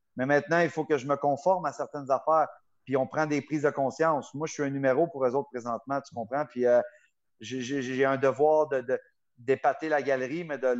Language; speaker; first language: French; native; French